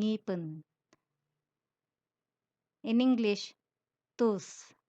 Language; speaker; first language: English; non-native, local second language; Filipino